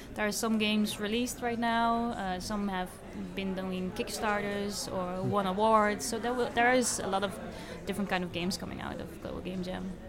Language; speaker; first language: English; non-native, fluent; Dutch